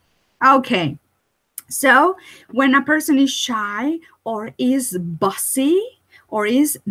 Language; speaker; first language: English; non-native, fluent; Spanish